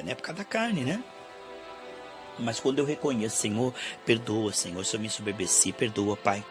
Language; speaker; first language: Portuguese; native; Portuguese